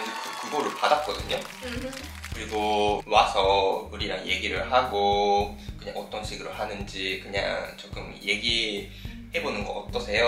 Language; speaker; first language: Korean; non-native, fluent; Japanese